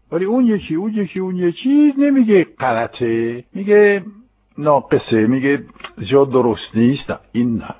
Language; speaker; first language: Persian; non-native, fluent; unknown